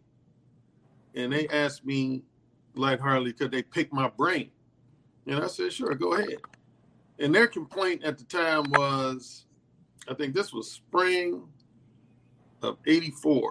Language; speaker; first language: English; native; English